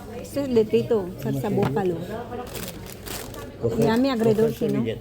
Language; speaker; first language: Spanish; early bilingual, other home language; Filipino